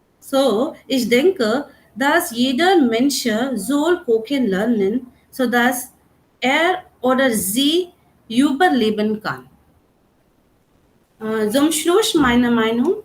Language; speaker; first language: German; non-native, learner; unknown